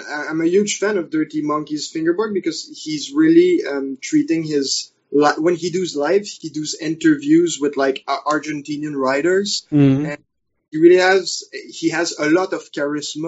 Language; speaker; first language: English; non-native, fluent; French